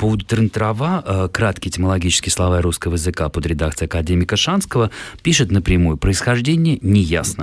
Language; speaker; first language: Russian; native; Russian